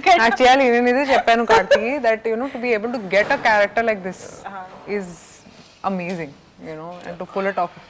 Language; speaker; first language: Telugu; non-native, local second language; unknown